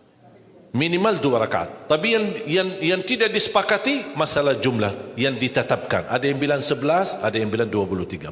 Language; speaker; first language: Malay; non-native, fluent; Arabic